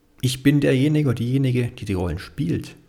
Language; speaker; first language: German; native; German